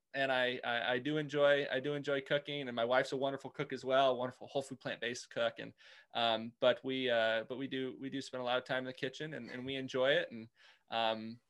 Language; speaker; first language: English; native; English